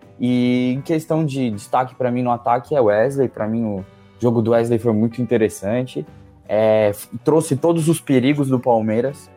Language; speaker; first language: Portuguese; native; Portuguese